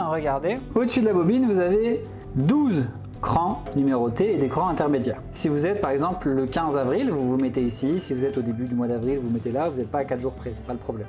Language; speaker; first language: French; native; French